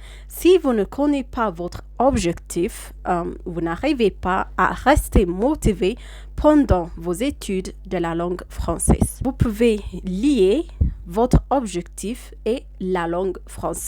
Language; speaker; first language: French; non-native, fluent; Amharic